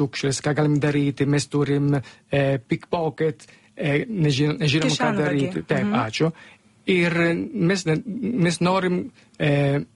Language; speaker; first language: Lithuanian; non-native, learner; Italian